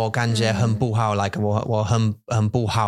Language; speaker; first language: Chinese; non-native, learner; English